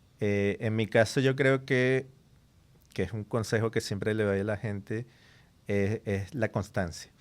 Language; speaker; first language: Spanish; native; Spanish